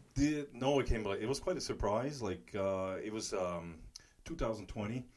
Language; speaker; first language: English; non-native, fluent; German